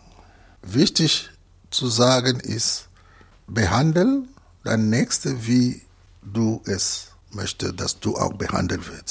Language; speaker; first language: German; non-native, fluent; Lingala